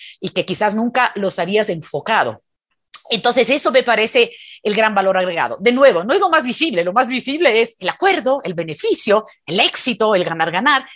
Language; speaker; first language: Spanish; non-native, fluent; Italian